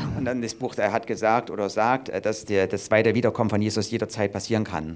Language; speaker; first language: German; native; German